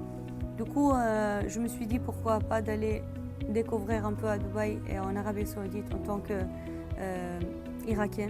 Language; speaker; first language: French; non-native, fluent; Arabic